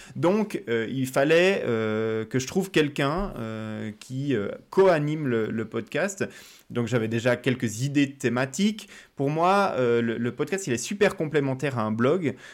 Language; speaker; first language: French; native; French